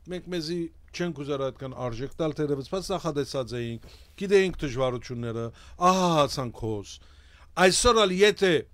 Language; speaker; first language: Armenian; early bilingual, heritage; Armenian